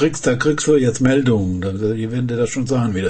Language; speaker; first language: German; native; German